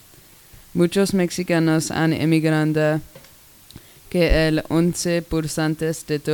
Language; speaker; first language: Spanish; non-native, learner; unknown